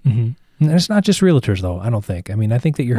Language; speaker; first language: English; native; English